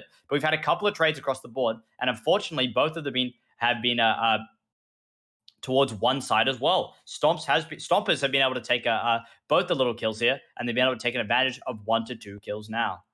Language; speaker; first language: English; native; English